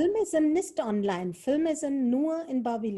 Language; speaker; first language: German; non-native, fluent; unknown